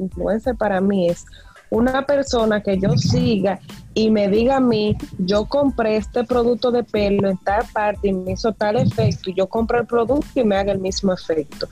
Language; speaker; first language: Spanish; native; Spanish